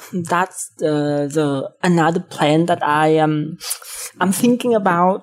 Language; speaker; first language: English; non-native, fluent; Vietnamese